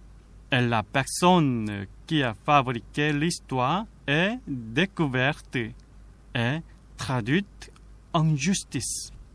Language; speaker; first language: French; non-native, fluent; Korean